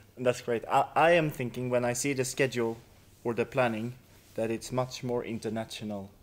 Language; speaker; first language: English; non-native, fluent; Swedish